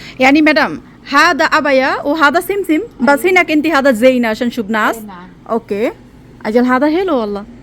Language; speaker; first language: Arabic; non-native, learner; Bangla